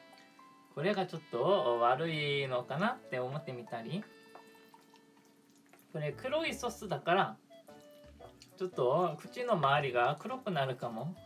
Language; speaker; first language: Japanese; non-native, fluent; Korean